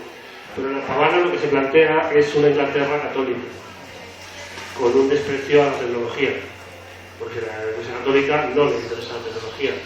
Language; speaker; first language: Spanish; native; Spanish